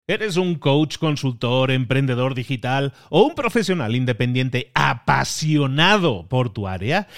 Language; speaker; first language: Spanish; native; Spanish